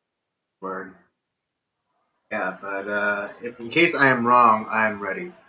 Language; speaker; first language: English; native; English